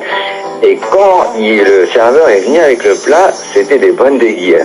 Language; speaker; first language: French; native; French